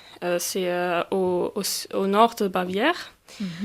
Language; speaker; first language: French; non-native, fluent; German